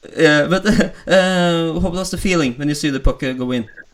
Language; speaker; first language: English; non-native, learner; Norwegian